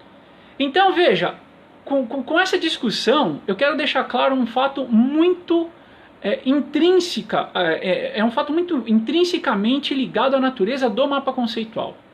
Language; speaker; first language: Portuguese; native; Portuguese